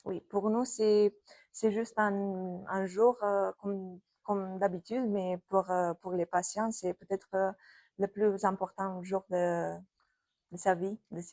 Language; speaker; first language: French; non-native, fluent; Romanian